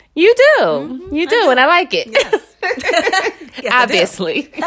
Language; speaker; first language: English; native; English